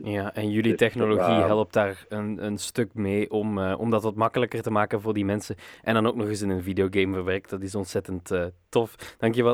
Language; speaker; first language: Dutch; native; Dutch